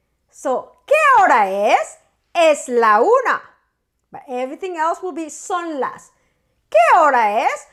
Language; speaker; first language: Spanish; native; Spanish